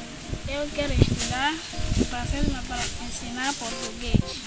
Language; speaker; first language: Portuguese; non-native, local second language; Makhuwa